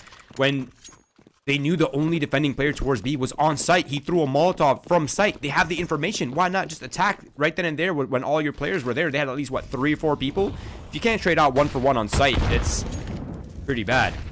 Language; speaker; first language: English; native; English